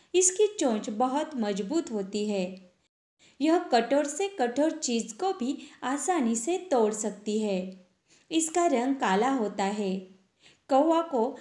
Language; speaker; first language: Hindi; non-native, local second language; Marathi